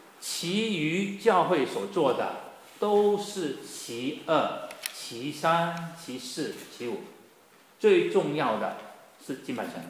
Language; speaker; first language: Chinese; native; Chinese